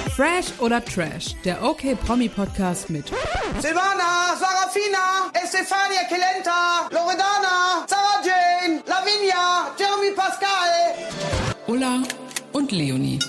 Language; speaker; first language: German; native; German